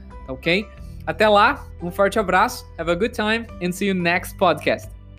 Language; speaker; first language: English; non-native, fluent; Portuguese